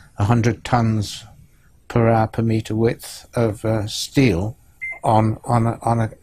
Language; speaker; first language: English; native; English